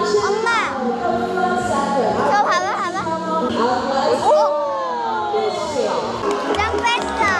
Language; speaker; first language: Korean; early bilingual, heritage; Korean